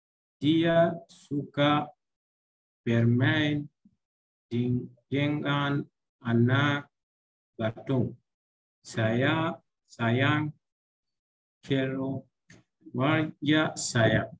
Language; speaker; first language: Indonesian; non-native, learner; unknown